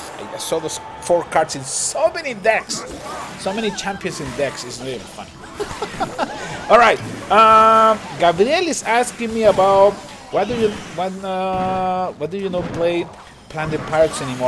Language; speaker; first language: English; non-native, fluent; Spanish